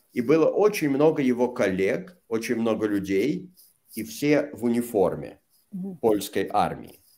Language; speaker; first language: Russian; native; Russian